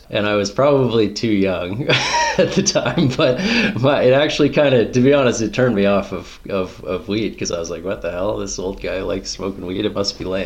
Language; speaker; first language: English; native; English